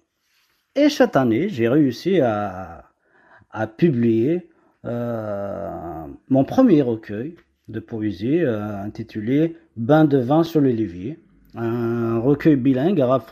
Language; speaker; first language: French; non-native, local second language; Kabyle